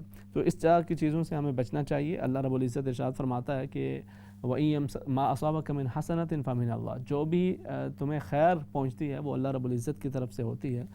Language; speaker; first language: Urdu; native; Urdu